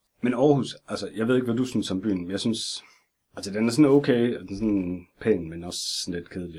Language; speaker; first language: Danish; native; Danish